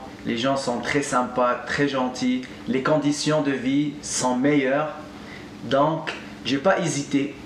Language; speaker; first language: French; non-native, local second language; Arabic